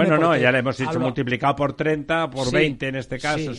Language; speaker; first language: Spanish; native; Spanish